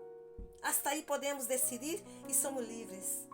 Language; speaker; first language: Spanish; non-native, learner; Portuguese